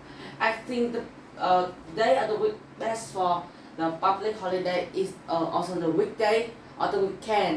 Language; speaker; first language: English; non-native, learner; Vietnamese